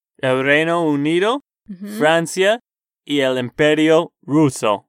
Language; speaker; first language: Spanish; non-native, fluent; English